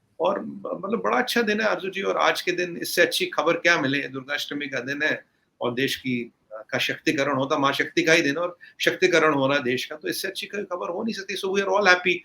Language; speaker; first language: Hindi; native; Hindi